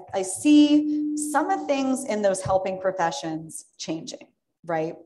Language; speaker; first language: English; native; English